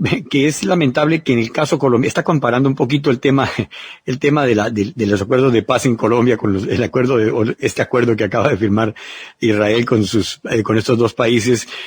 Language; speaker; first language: Spanish; native; Spanish